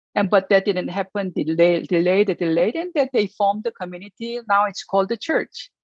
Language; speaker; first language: English; non-native, fluent; Korean